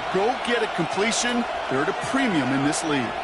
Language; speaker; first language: English; native; English